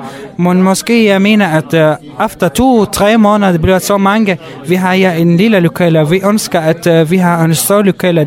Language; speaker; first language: Danish; non-native, learner; Arabic